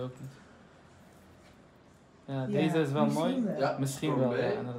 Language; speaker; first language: Dutch; early bilingual, other home language; Turkish